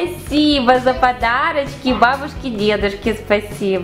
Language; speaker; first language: Russian; native; Russian